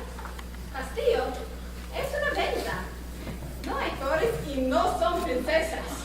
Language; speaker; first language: Spanish; non-native, learner; English